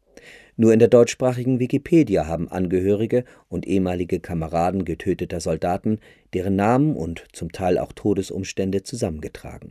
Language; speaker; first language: German; native; German